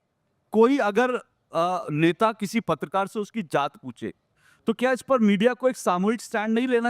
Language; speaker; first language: Hindi; native; Hindi